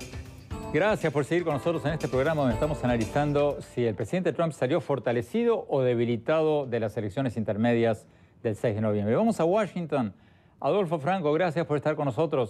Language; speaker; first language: Spanish; native; Spanish